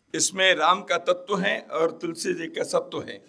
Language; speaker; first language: Hindi; non-native, local second language; Kannada